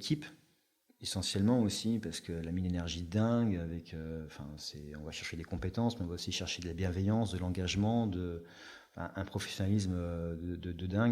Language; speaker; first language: French; native; French